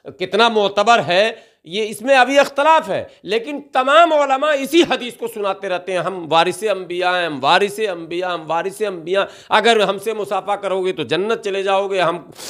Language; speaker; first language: Hindi; native; Hindi